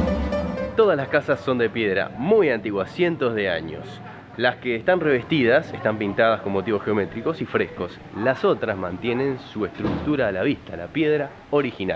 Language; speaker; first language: Spanish; native; Spanish